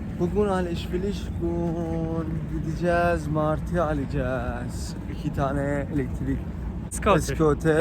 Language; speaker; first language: Turkish; non-native, learner; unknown